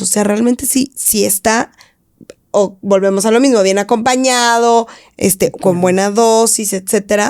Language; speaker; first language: Spanish; native; Spanish